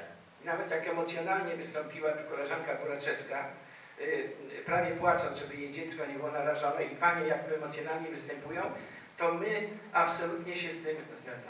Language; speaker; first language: Polish; native; Polish